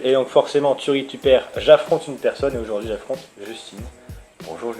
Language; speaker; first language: French; native; French